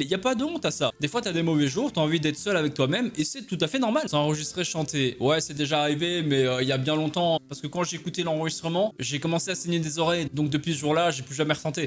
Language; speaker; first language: French; native; French